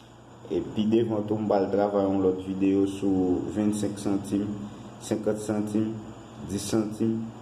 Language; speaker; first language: French; non-native, learner; Haitian Creole